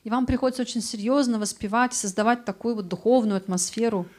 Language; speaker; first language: Russian; native; Russian